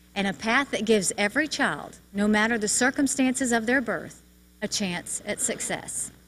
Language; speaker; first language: English; native; English